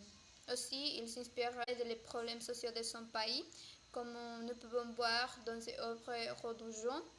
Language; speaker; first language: French; non-native, learner; Spanish